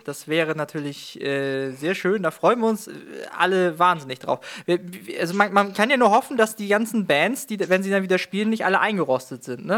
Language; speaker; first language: German; native; German